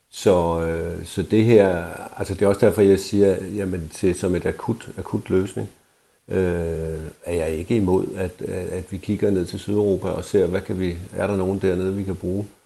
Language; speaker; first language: Danish; native; Danish